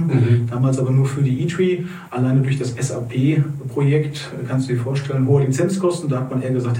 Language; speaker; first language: German; native; German